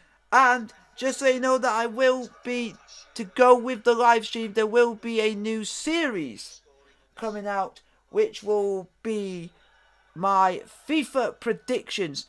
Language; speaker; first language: English; native; English